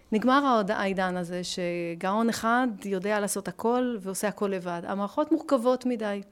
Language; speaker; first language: Hebrew; early bilingual, other home language; French